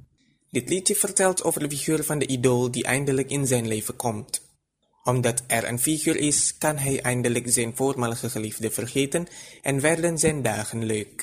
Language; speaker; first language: Dutch; non-native, fluent; Indonesian